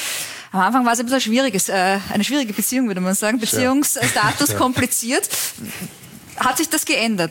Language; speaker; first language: German; native; German